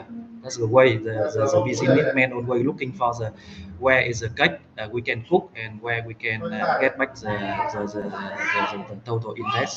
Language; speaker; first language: English; non-native, fluent; Vietnamese